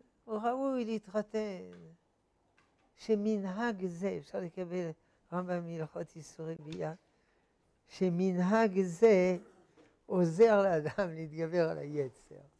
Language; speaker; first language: Hebrew; non-native, fluent; French